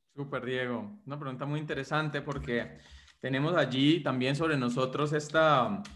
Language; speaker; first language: Spanish; native; Spanish